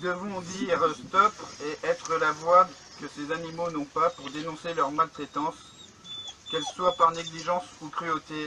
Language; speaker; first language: French; native; French